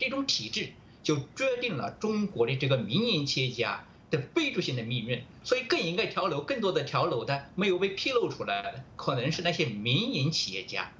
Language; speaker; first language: Chinese; native; Chinese